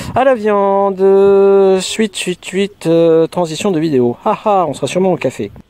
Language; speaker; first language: French; native; French